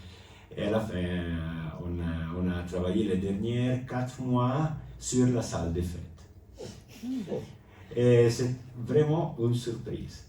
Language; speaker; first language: French; non-native, local second language; Italian